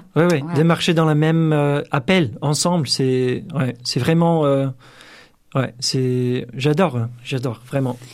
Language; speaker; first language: French; non-native, fluent; English